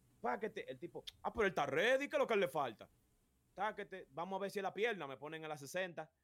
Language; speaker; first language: Spanish; native; Spanish